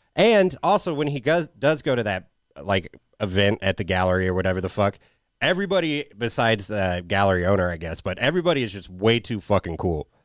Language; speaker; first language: English; native; English